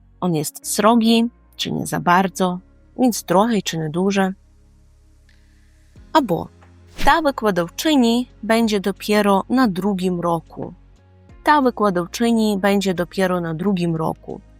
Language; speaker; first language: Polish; non-native, fluent; Ukrainian